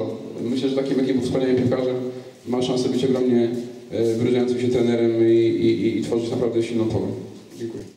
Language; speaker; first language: Polish; native; Polish